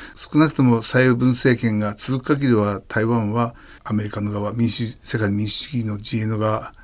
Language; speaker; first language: Japanese; native; Japanese